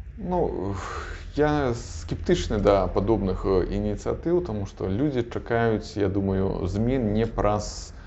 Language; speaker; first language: Belarusian; non-native, local second language; Russian